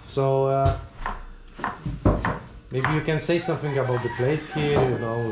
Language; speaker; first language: English; non-native, learner; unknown